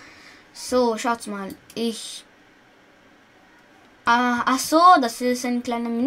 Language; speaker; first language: German; early bilingual, other home language; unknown